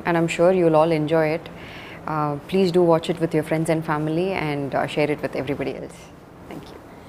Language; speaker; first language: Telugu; non-native, learner; Tamil